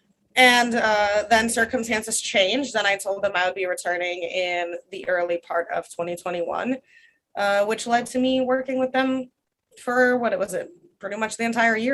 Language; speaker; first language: English; non-native, fluent; Russian